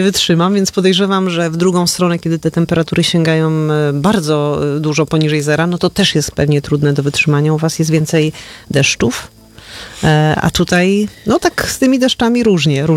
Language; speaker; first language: Polish; native; Polish